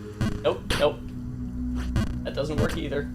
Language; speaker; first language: English; native; English